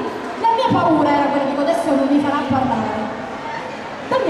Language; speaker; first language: Italian; native; Italian